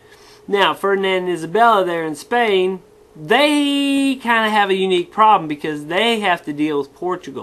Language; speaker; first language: English; native; English